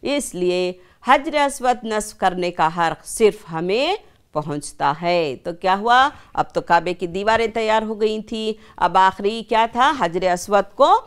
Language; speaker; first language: Urdu; native; Urdu